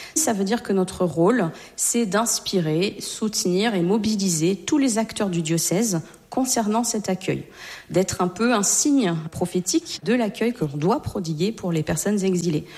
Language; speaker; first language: French; native; French